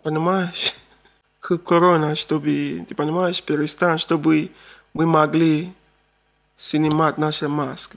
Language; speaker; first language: Russian; non-native, learner; Arabic